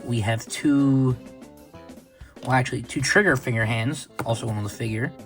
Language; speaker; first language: English; native; English